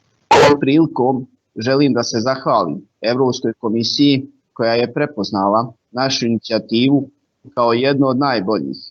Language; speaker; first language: Bosnian; native; Bosnian